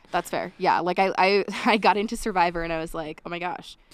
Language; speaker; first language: English; native; English